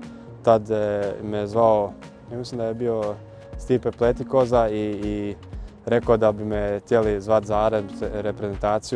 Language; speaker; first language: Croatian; early bilingual, heritage; Croatian